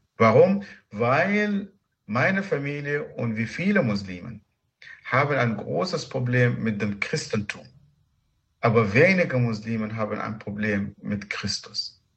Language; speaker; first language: German; non-native, fluent; Arabic